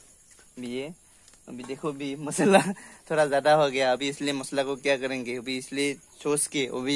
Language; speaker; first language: Hindi; non-native, local second language; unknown